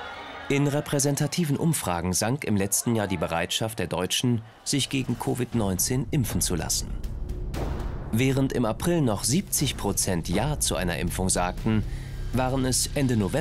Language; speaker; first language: German; native; German